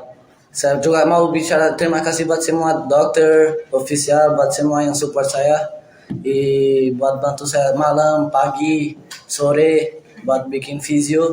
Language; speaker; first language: Indonesian; non-native, learner; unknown